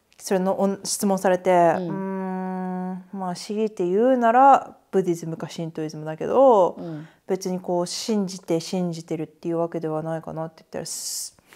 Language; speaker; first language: Japanese; native; Japanese